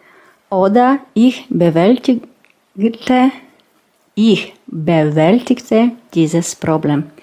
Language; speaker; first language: German; non-native, learner; Russian